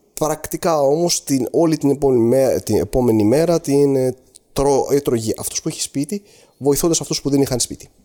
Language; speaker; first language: Greek; non-native, fluent; Arabic